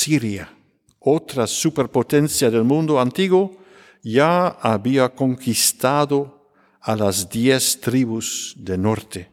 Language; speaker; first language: Spanish; non-native, fluent; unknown